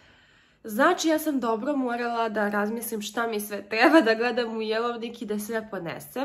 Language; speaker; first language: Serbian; early bilingual, heritage; Serbian